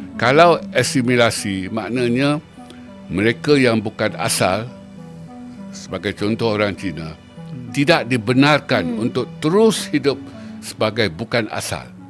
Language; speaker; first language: Malay; native; Malay